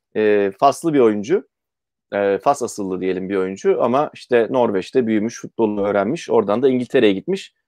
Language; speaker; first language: Turkish; native; Turkish